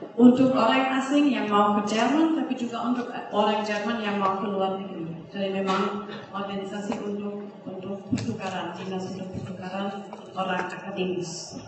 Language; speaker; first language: Indonesian; non-native, fluent; German